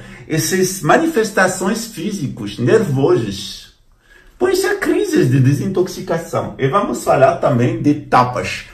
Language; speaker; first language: Portuguese; non-native, fluent; French